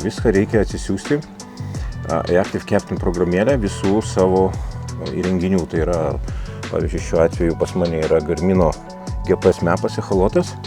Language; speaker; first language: Lithuanian; native; Lithuanian